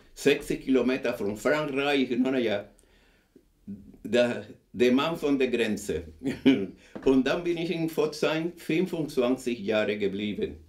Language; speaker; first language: German; non-native, fluent; Spanish